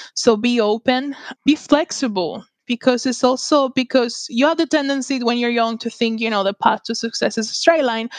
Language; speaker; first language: English; non-native, fluent; Spanish